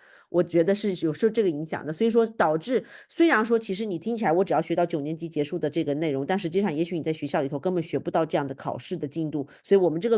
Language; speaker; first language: Chinese; native; Chinese